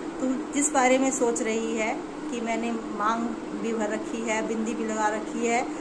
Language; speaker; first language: Hindi; native; Hindi